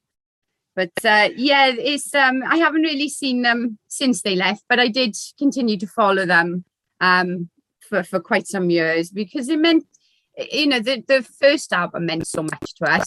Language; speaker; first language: English; native; English